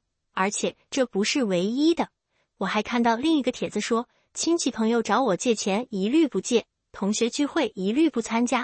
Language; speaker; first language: Chinese; native; Chinese